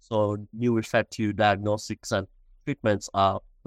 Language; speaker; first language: English; non-native, local second language; Sinhala